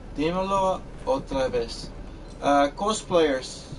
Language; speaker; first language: Spanish; early bilingual, heritage; Spanish